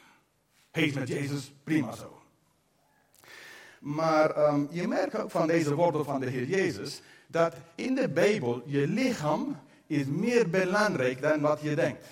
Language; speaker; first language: Dutch; non-native, fluent; English